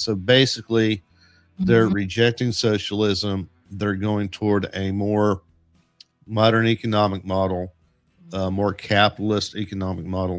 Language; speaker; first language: English; native; English